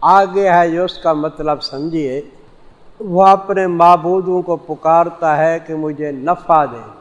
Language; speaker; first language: Urdu; non-native, local second language; Saraiki